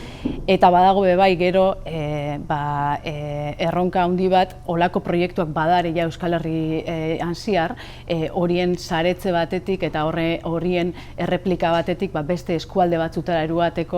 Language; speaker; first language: Basque; native; Basque